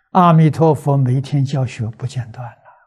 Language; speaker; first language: Chinese; native; Chinese